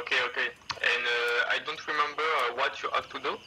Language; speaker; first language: English; non-native, learner; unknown